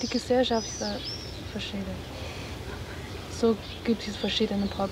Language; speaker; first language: German; non-native, learner; Chinese